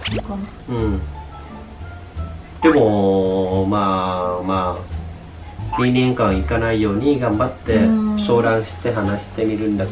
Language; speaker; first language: Japanese; non-native, fluent; Vietnamese